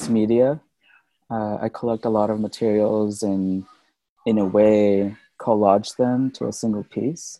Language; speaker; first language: English; non-native, local second language; Filipino